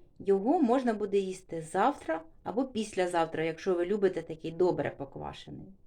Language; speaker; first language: Ukrainian; non-native, local second language; Russian